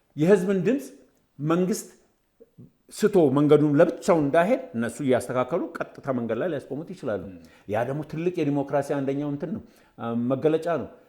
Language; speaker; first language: Amharic; native; Amharic